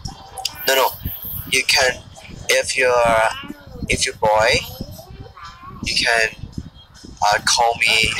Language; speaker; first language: English; non-native, learner; Thai